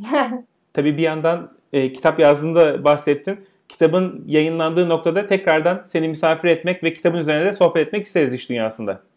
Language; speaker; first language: Turkish; native; Turkish